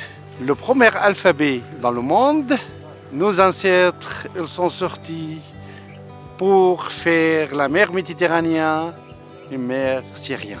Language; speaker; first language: French; non-native, fluent; Arabic